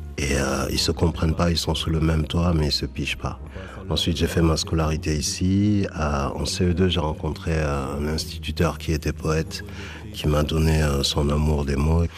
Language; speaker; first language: French; early bilingual, other home language; Fula